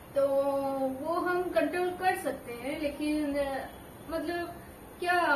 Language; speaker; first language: Hindi; non-native, local second language; Odia